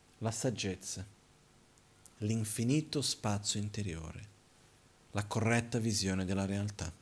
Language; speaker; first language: Italian; non-native, fluent; Portuguese